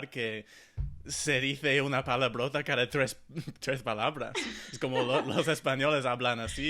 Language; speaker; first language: Spanish; non-native, fluent; English